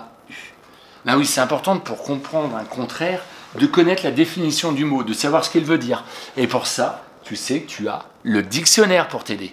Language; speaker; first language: French; native; French